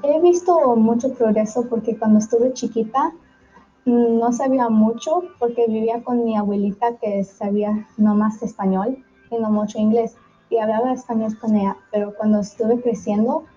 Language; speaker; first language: Spanish; early bilingual, heritage; Spanish